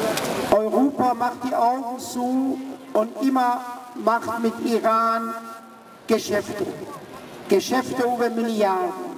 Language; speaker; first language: German; early bilingual, other home language; Persian